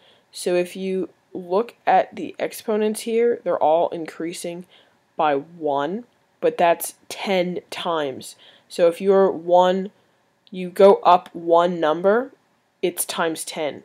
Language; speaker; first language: English; native; English